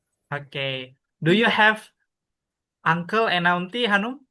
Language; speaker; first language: English; non-native, learner; Indonesian